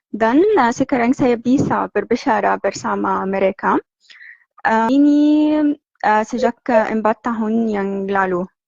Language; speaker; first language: Indonesian; non-native, learner; Arabic